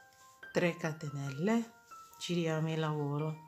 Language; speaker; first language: Italian; non-native, fluent; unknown